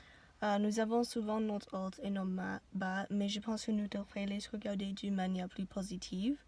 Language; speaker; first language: French; non-native, learner; English